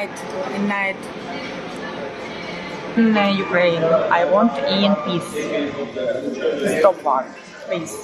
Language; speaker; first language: English; non-native, learner; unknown